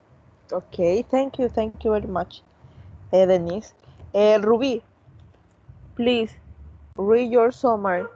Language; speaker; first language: English; non-native, learner; Spanish